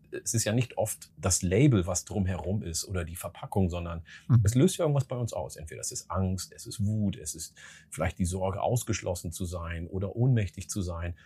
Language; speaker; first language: German; early bilingual, other home language; Oromo